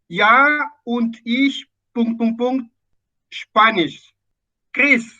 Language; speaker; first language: German; non-native, fluent; Indonesian